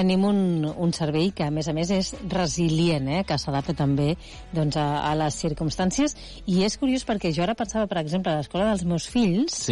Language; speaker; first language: Catalan; native; Catalan